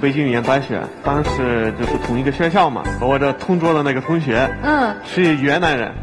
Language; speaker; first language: Chinese; non-native, fluent; Russian